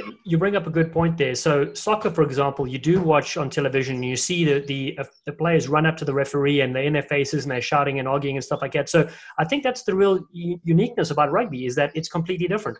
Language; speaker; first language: English; native; English